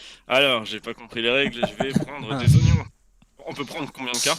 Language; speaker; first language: French; native; French